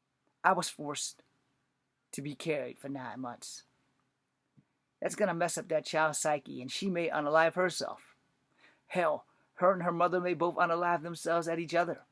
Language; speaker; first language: English; native; English